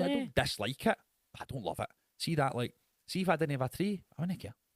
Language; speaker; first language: English; native; English